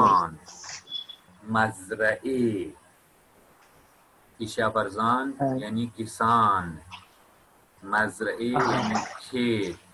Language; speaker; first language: Persian; non-native, fluent; Urdu